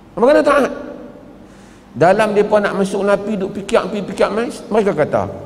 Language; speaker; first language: Malay; native; Malay